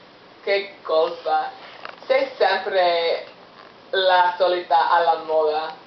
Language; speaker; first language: Italian; non-native, learner; English